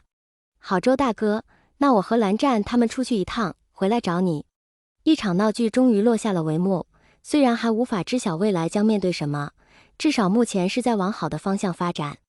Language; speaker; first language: Chinese; native; Chinese